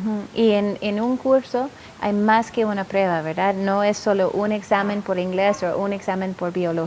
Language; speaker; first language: Spanish; non-native, fluent; English